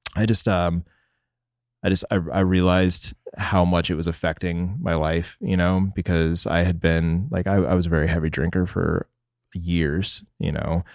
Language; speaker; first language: English; native; English